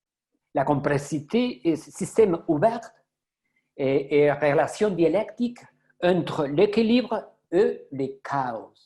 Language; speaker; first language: French; non-native, learner; Spanish